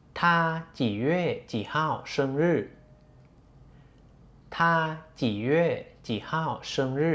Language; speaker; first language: Chinese; non-native, fluent; Thai